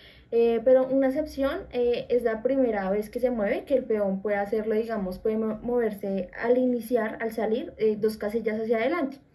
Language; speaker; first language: Spanish; native; Spanish